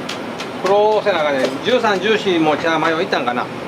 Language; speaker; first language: Japanese; native; Japanese